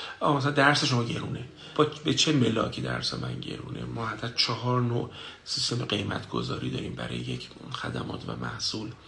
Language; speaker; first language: Persian; native; Persian